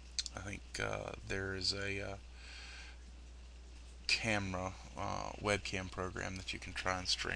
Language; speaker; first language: English; native; English